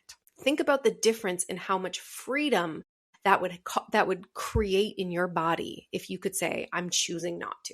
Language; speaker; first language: English; native; English